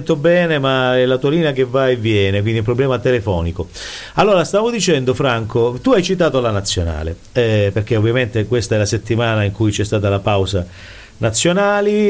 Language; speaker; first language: Italian; native; Italian